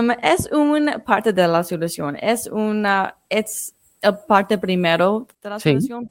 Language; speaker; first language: Spanish; non-native, fluent; English